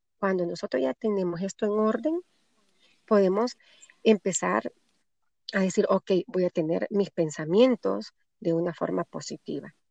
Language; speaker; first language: Spanish; native; Spanish